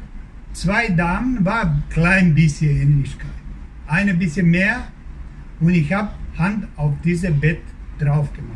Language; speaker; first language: German; non-native, learner; Croatian